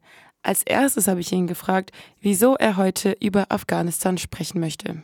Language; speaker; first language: German; native; German